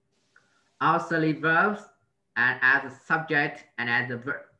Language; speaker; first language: English; non-native, learner; Vietnamese